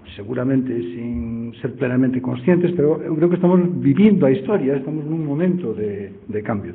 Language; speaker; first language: Spanish; non-native, local second language; Galician